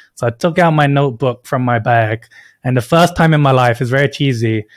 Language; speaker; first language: English; native; English